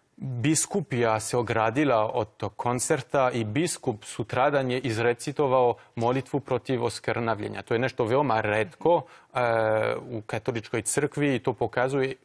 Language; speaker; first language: Croatian; non-native, fluent; French